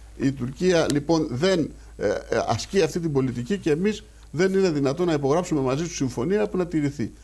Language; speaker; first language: Greek; native; Greek